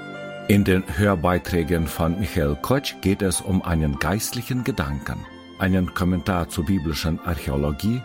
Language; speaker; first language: German; native; German